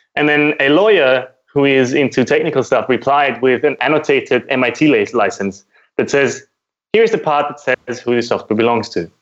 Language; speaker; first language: English; non-native, fluent; German